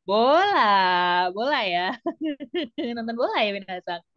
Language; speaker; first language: Indonesian; native; Indonesian